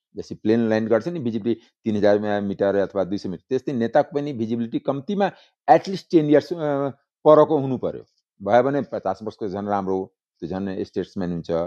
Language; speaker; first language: Nepali; non-native, local second language; Maithili